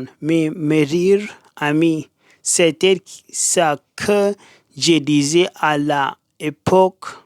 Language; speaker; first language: French; non-native, learner; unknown